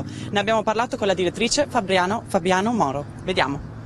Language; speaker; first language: Italian; native; Italian